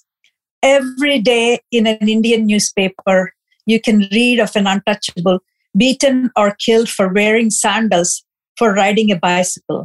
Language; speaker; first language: English; non-native, local second language; Telugu